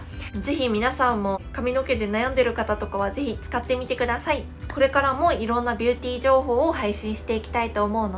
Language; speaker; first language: Japanese; non-native, fluent; Korean